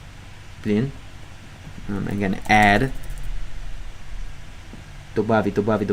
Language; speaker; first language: Russian; non-native, learner; English